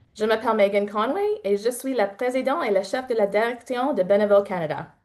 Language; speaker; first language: French; non-native, local second language; English